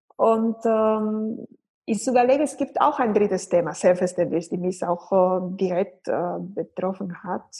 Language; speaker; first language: German; non-native, fluent; Spanish